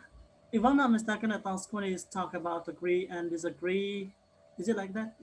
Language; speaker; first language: English; non-native, learner; Indonesian